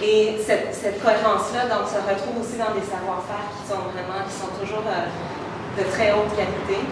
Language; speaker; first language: French; native; French